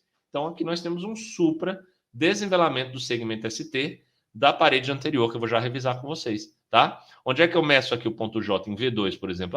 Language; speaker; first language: Portuguese; native; Portuguese